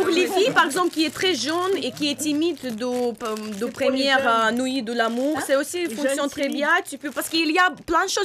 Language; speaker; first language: French; non-native, learner; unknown